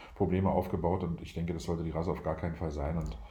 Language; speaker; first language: German; native; German